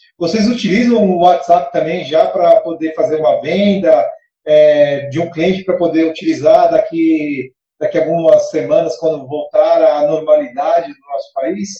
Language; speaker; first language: Portuguese; native; Portuguese